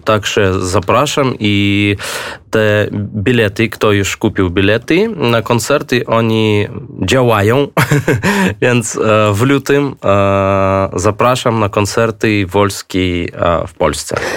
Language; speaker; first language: Polish; non-native, fluent; Russian